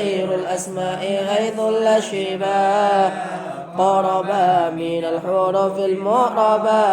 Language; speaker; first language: Arabic; non-native, fluent; Indonesian